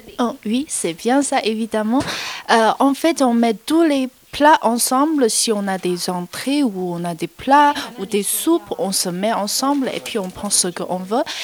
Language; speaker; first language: French; non-native, learner; Chinese